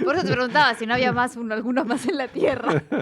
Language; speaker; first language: Spanish; native; Spanish